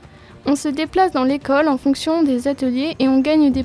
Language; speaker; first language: French; native; French